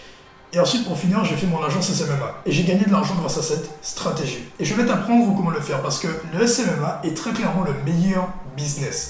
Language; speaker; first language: French; native; French